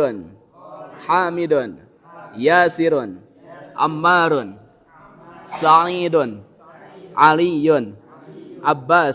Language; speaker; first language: Arabic; non-native, learner; Indonesian